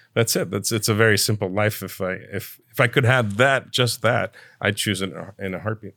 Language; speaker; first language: English; early bilingual, other home language; Italian